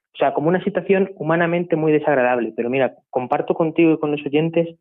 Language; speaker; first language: Spanish; native; Spanish